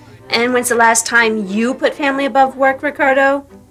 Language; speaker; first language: English; early bilingual, other home language; Spanish